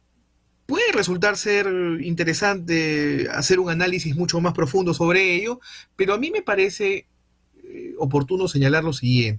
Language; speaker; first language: Spanish; native; Spanish